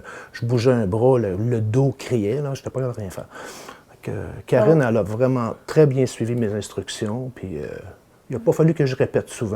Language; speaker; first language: French; native; French